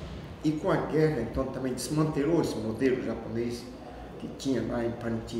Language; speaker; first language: Portuguese; early bilingual, other home language; Japanese